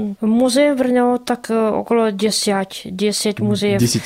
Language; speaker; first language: Russian; non-native, learner; Czech